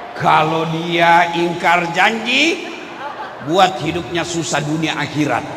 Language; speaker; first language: Indonesian; non-native, local second language; Buginese